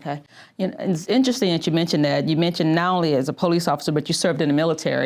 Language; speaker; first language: English; native; English